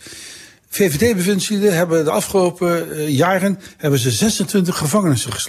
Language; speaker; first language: Dutch; native; Dutch